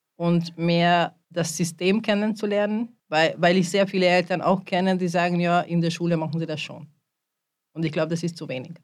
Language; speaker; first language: German; non-native, fluent; Hungarian